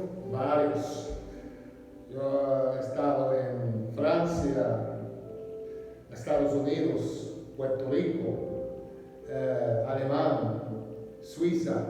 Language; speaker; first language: Spanish; non-native, learner; English